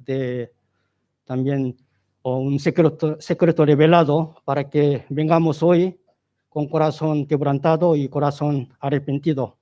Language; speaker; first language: Spanish; non-native, learner; Korean